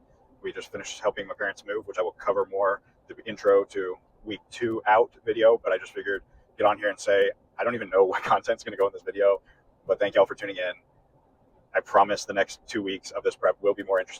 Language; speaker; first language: English; native; English